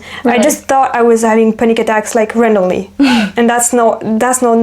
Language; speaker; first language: English; non-native, fluent; French